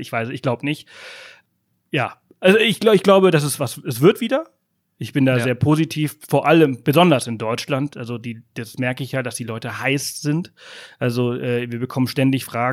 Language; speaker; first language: German; native; German